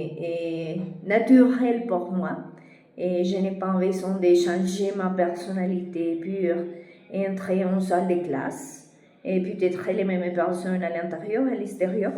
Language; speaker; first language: French; non-native, fluent; Spanish